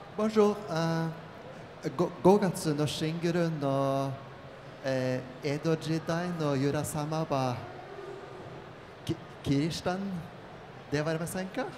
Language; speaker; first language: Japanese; non-native, learner; French